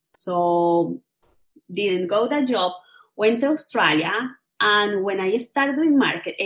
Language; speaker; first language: English; non-native, fluent; Spanish